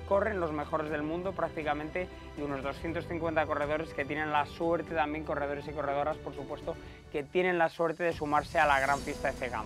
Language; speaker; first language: Spanish; native; Spanish